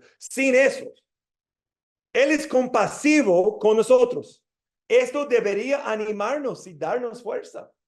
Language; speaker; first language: Spanish; non-native, fluent; English